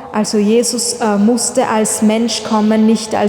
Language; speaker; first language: German; non-native, fluent; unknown